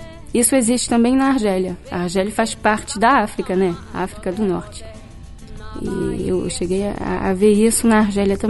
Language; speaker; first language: Portuguese; early bilingual, heritage; Portuguese